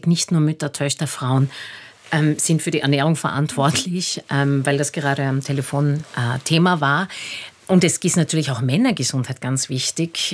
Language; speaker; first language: German; native; German